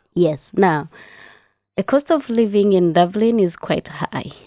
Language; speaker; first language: English; non-native, local second language; Kinyarwanda